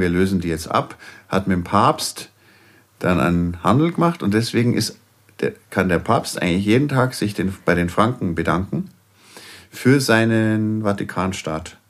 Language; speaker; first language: German; native; German